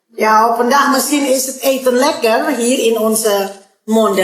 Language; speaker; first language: Dutch; non-native, learner; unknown